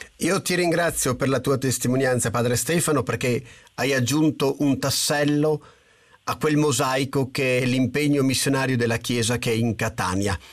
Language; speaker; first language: Italian; native; Italian